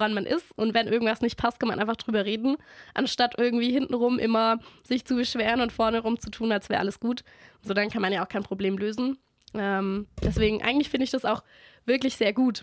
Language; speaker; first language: German; native; German